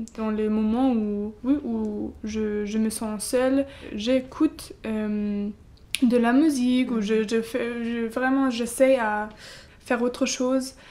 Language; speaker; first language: French; non-native, learner; German